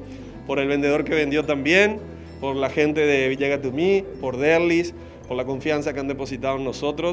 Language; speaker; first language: Spanish; native; Spanish